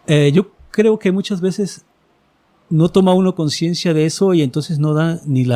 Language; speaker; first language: Spanish; native; Spanish